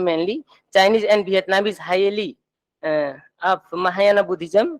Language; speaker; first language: English; non-native, fluent; Thai